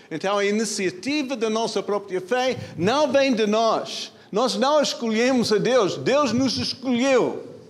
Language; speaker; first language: Portuguese; non-native, fluent; English